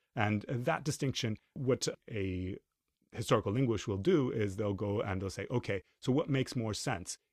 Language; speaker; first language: English; non-native, fluent; Spanish